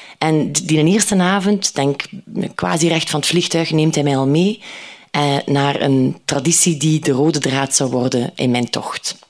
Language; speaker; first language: Dutch; native; Dutch